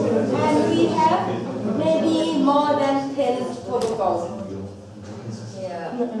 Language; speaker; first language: English; non-native, local second language; Thai